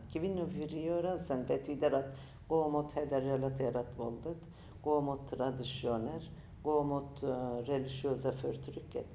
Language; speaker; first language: Swedish; non-native, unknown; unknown